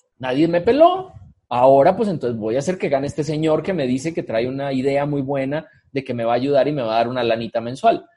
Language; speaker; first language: Spanish; native; Spanish